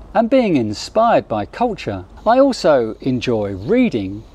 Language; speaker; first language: English; native; English